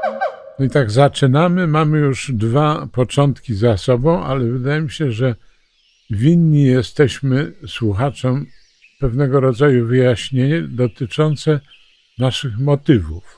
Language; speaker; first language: Polish; native; Polish